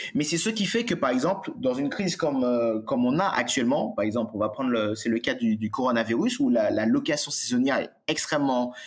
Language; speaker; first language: French; native; French